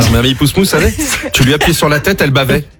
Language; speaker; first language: French; native; French